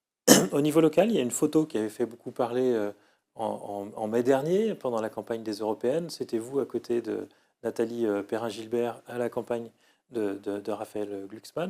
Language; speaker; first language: French; native; French